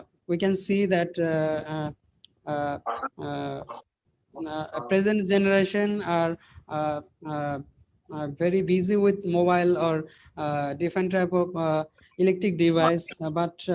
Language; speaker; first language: English; non-native, learner; Bangla